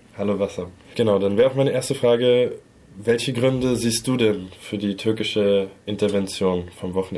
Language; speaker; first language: German; native; German